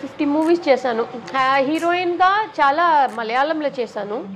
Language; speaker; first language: Telugu; non-native, local second language; Tamil